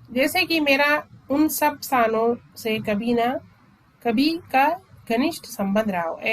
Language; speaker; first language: Hindi; non-native, local second language; Malayalam